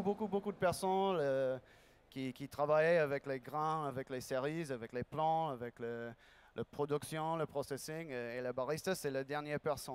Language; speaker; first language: French; non-native, learner; English